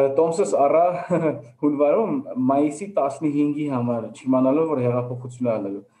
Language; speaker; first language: Armenian; early bilingual, heritage; Armenian